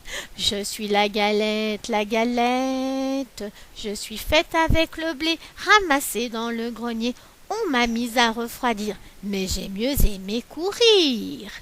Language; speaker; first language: French; native; French